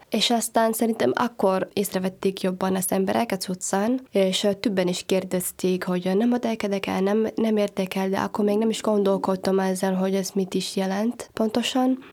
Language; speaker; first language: Hungarian; non-native, fluent; Somali